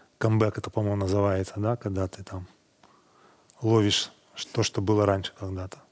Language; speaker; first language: Russian; native; Russian